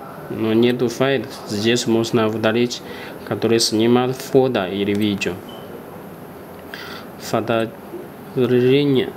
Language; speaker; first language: Russian; non-native, learner; Chinese